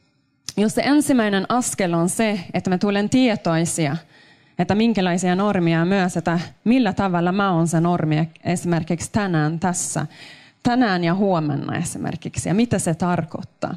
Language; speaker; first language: Finnish; non-native, local second language; Swedish